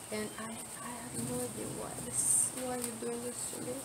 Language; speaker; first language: English; non-native, fluent; Russian